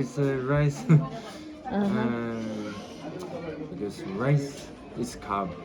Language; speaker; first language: English; non-native, fluent; Chinese